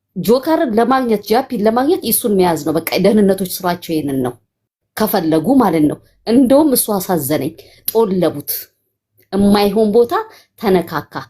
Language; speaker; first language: Amharic; native; Amharic